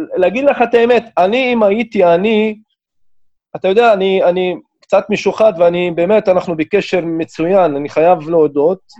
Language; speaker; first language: Hebrew; non-native, local second language; Arabic